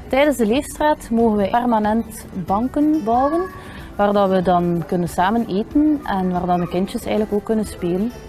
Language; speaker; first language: Dutch; native; Dutch